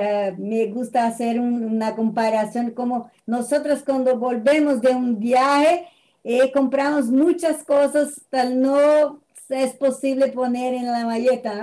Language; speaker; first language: Spanish; non-native, fluent; Portuguese